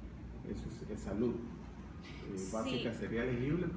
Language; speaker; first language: Spanish; native; Spanish